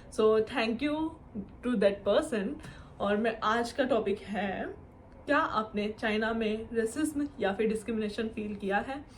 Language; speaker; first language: Hindi; native; Hindi